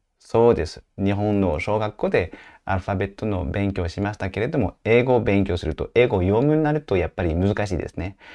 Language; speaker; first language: Japanese; non-native, fluent; French